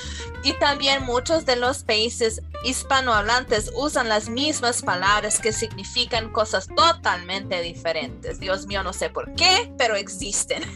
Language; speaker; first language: Spanish; non-native, fluent; English